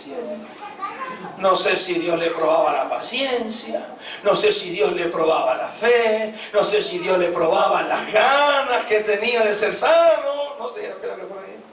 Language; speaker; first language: Spanish; native; Spanish